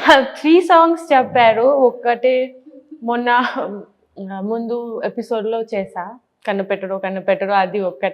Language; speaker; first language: Telugu; non-native, learner; Bangla